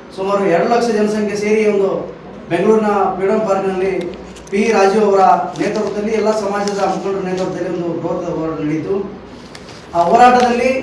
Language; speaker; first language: Kannada; native; Kannada